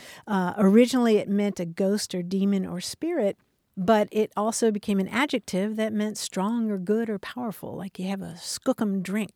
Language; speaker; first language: English; native; English